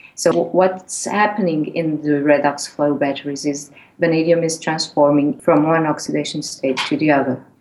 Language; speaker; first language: English; non-native, fluent; Portuguese